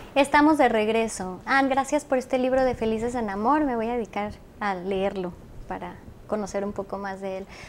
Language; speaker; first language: Spanish; native; Spanish